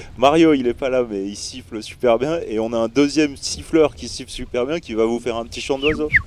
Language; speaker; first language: French; native; French